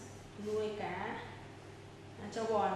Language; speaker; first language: Vietnamese; native; Vietnamese